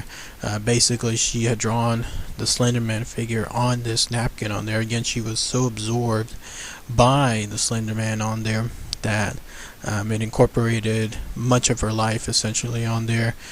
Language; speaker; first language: English; native; English